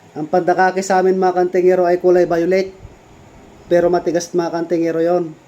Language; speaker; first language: Filipino; non-native, local second language; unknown